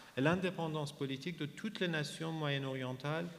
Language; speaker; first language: French; non-native, fluent; Persian